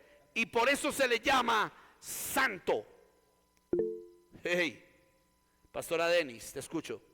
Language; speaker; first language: Spanish; native; Spanish